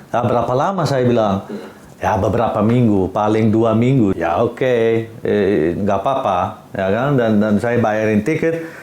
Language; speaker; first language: Indonesian; non-native, fluent; Dutch